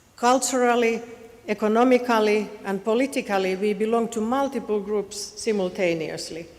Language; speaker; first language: English; non-native, fluent; Finnish